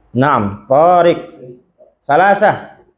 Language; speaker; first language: Arabic; non-native, fluent; Indonesian